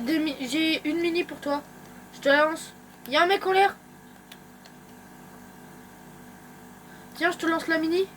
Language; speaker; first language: French; native; French